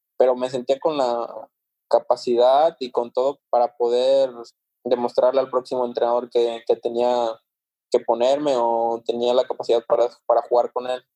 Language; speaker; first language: Spanish; native; Spanish